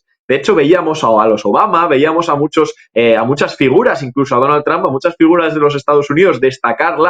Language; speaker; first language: Spanish; native; Spanish